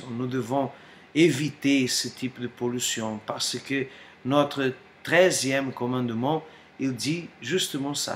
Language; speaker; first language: French; non-native, fluent; Portuguese